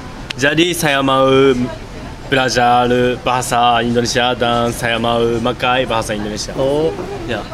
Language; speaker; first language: Indonesian; non-native, learner; Japanese